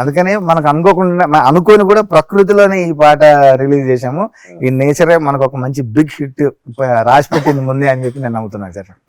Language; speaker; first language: Telugu; native; Telugu